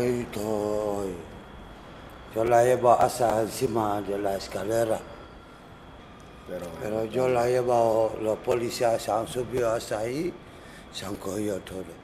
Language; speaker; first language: Spanish; non-native, learner; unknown